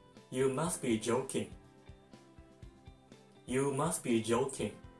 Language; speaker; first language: English; non-native, fluent; Japanese